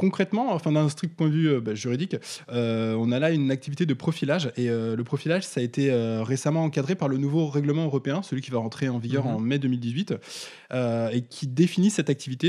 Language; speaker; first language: French; native; French